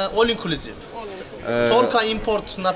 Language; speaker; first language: Russian; non-native, learner; Turkish